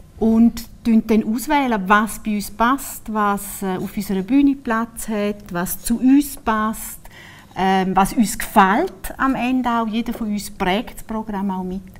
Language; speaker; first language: German; native; German